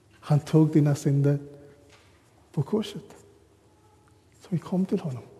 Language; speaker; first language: Swedish; non-native, learner; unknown